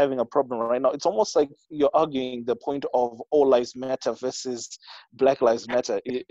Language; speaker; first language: English; non-native, local second language; Shona